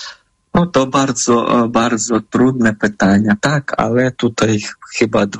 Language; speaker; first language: Polish; non-native, fluent; Ukrainian